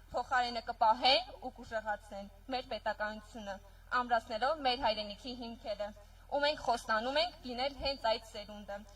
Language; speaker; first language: Armenian; native; Armenian